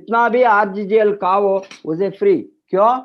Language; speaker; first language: Hindi; non-native, local second language; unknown